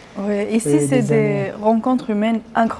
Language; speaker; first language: French; non-native, local second language; Arabic